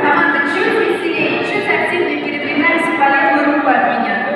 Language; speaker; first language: Russian; native; Russian